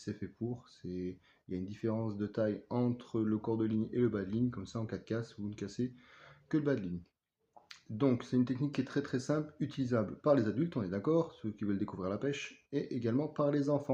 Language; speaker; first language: French; native; French